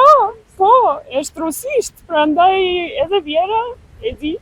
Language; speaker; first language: Albanian; non-native, learner; Russian